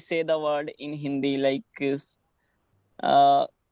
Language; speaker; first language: English; non-native, learner; Hindi